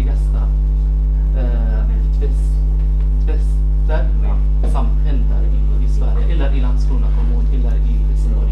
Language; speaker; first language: Swedish; non-native, fluent; Arabic